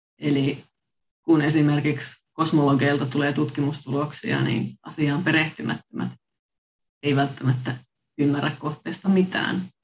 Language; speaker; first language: Finnish; native; Finnish